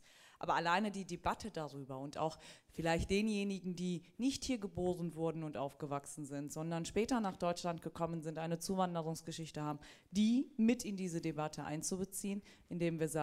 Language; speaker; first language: German; early bilingual, other home language; Turkish